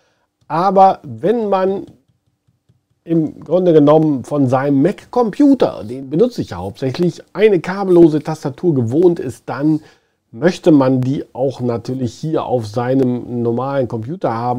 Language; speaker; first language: German; native; German